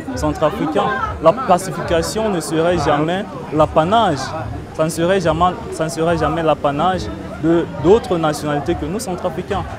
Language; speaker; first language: French; non-native, local second language; Sango